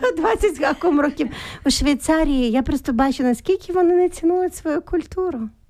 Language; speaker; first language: Ukrainian; native; Ukrainian